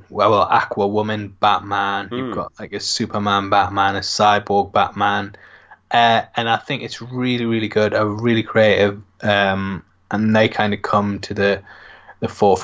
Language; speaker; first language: English; native; English